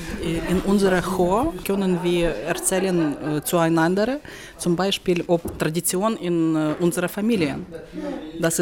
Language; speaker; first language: German; non-native, learner; Ukrainian